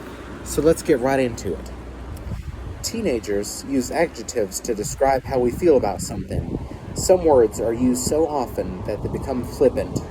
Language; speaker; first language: English; native; English